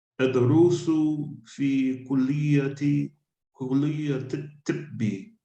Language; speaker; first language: Arabic; non-native, learner; English